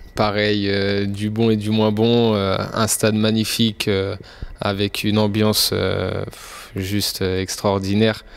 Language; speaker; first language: French; native; French